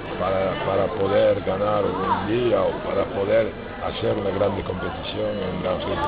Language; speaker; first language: Spanish; non-native, fluent; French